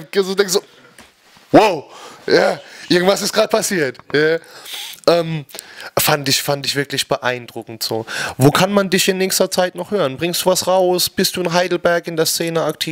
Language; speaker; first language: German; native; German